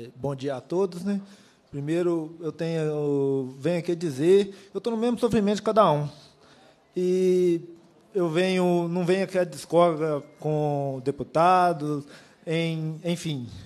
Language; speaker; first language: Portuguese; native; Portuguese